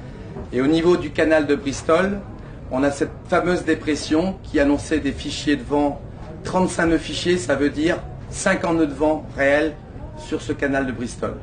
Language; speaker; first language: French; native; French